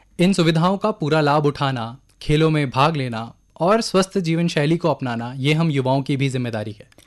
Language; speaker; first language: Hindi; native; Hindi